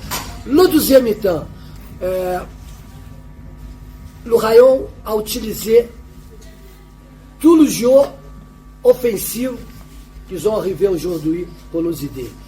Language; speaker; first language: French; non-native, fluent; Portuguese